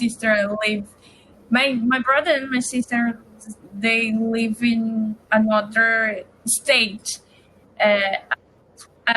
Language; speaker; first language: English; non-native, learner; Portuguese